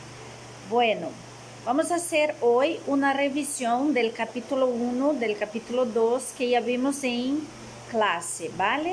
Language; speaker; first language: Spanish; non-native, fluent; Portuguese